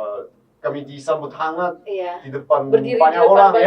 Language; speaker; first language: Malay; non-native, fluent; Korean